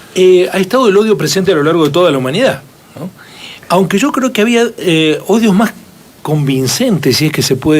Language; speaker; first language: Spanish; native; Spanish